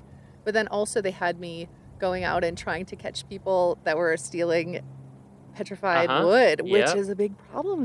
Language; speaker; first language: English; native; English